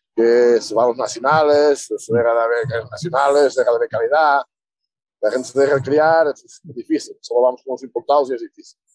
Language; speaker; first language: Spanish; early bilingual, other home language; Portuguese